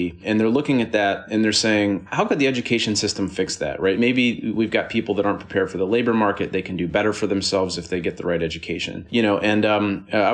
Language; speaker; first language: English; native; English